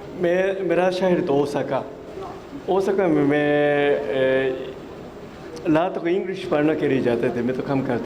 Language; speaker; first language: Hindi; non-native, fluent; Japanese